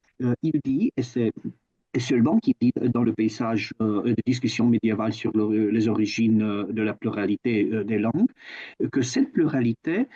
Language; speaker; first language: French; non-native, fluent; Romanian